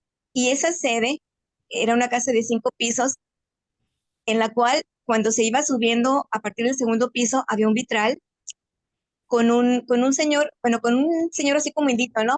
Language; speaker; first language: Spanish; native; Spanish